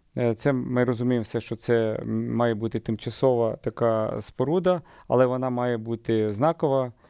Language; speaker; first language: Ukrainian; native; Ukrainian